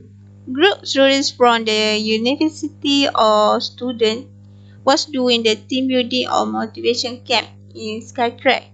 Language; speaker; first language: English; non-native, local second language; Malay